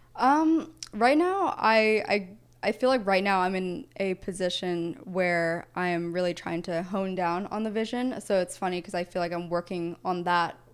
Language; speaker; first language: English; native; English